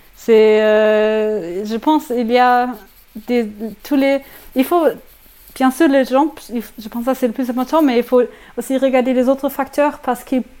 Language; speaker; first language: French; non-native, learner; German